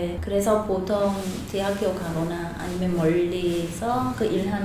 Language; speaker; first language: Korean; non-native, learner; Vietnamese